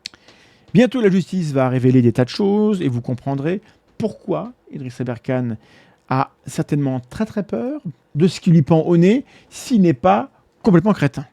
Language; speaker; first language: French; native; French